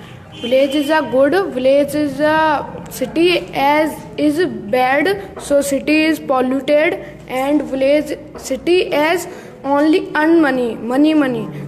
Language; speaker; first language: English; non-native, local second language; Hindi